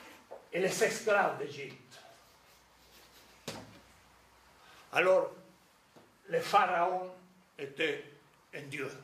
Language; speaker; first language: French; non-native, fluent; Spanish